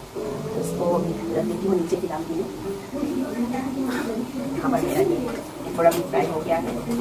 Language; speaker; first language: Hindi; native; Hindi